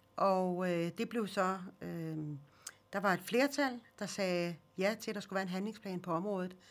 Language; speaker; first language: Danish; early bilingual, other home language; Swedish